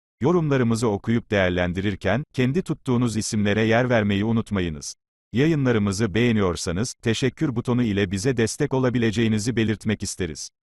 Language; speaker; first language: Turkish; native; Turkish